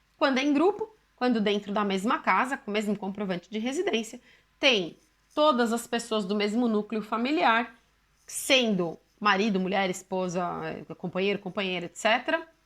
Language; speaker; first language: Portuguese; native; Portuguese